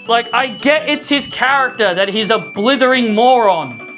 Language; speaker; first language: English; native; English